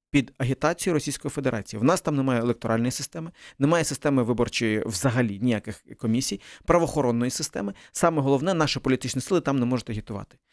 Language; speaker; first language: Ukrainian; early bilingual, other home language; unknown